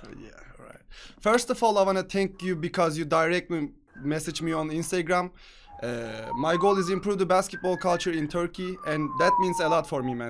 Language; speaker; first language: English; non-native, fluent; Turkish